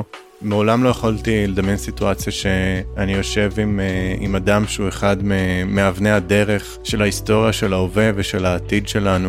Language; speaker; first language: Hebrew; native; Hebrew